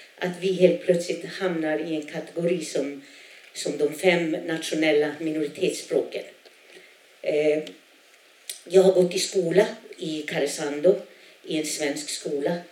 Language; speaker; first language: Swedish; non-native, local second language; Northern Sami